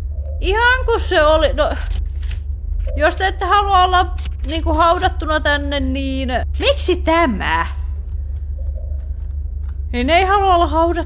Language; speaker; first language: Finnish; native; Finnish